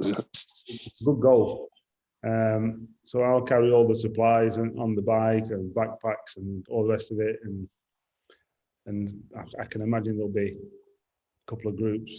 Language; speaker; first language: English; native; English